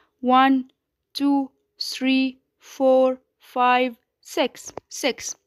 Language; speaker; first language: English; non-native, fluent; Arabic